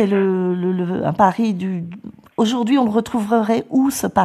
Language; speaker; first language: French; native; French